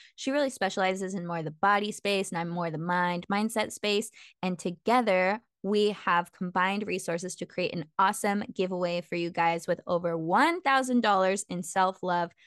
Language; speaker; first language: English; native; English